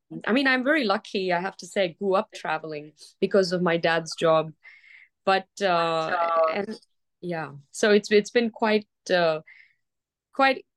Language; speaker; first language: English; early bilingual, other home language; Arabic